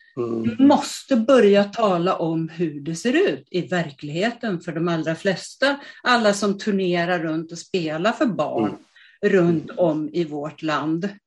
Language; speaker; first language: Swedish; native; Swedish